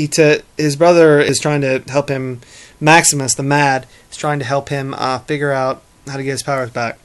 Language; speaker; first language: English; native; English